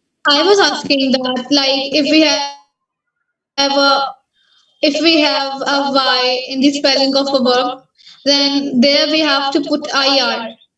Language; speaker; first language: English; non-native, fluent; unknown